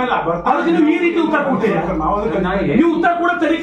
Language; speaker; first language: Kannada; native; Kannada